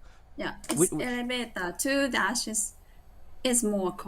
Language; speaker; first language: English; non-native, learner; Japanese